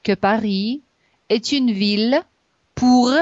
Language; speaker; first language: French; non-native, fluent; Russian